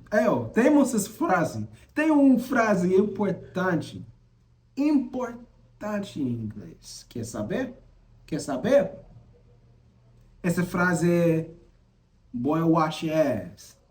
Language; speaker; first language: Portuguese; non-native, learner; English